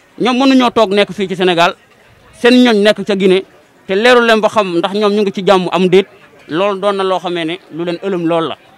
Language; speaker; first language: Wolof; native; Wolof